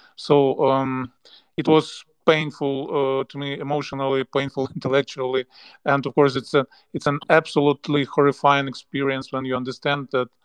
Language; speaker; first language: English; non-native, fluent; Ukrainian